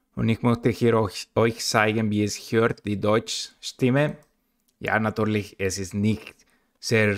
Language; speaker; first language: German; non-native, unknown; Spanish